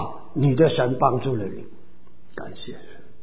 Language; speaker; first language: Chinese; native; Chinese